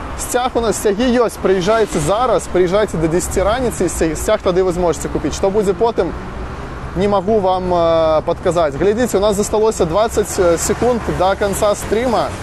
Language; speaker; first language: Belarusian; non-native, local second language; Russian